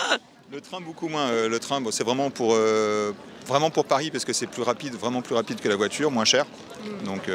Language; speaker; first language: French; native; French